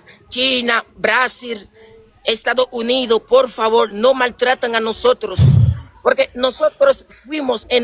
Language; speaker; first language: Spanish; non-native, local second language; Haitian Creole